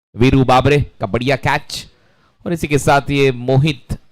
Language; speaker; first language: Hindi; non-native, local second language; Marathi